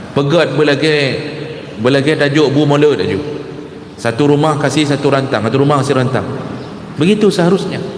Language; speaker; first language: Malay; non-native, local second language; Achinese